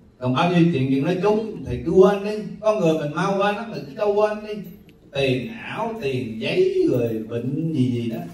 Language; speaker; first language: Vietnamese; native; Vietnamese